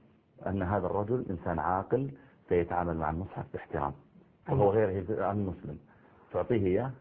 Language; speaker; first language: Arabic; native; Arabic